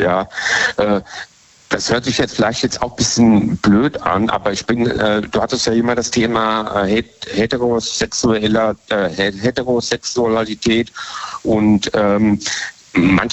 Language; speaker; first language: German; native; German